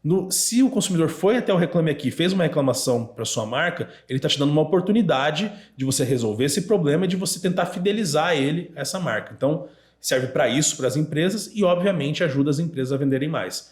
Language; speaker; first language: Portuguese; native; Portuguese